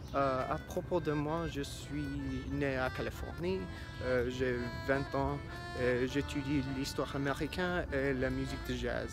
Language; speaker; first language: French; non-native, learner; English